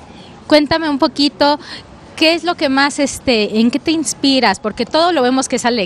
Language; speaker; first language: Spanish; native; Spanish